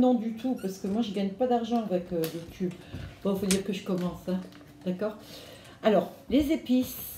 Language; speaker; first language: French; native; French